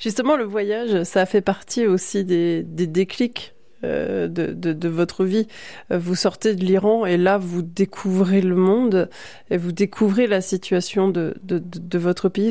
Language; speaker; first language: French; native; French